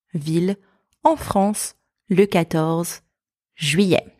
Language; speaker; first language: French; native; French